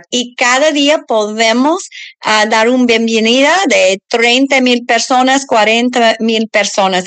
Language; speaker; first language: Spanish; early bilingual, other home language; English